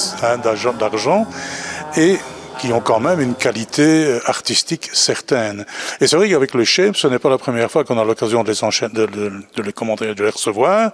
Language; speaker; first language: French; native; French